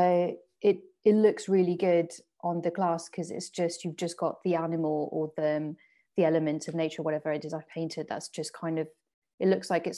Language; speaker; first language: English; non-native, fluent; French